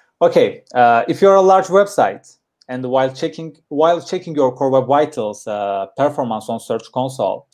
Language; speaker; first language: English; non-native, learner; Turkish